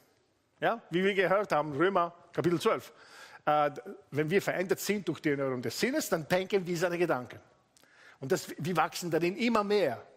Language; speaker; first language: German; non-native, fluent; Italian